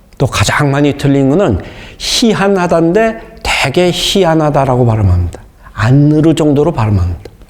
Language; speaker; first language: Korean; native; Korean